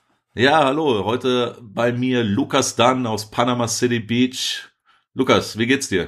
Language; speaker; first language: German; native; German